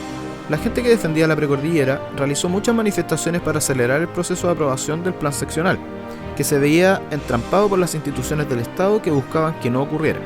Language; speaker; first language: Spanish; native; Spanish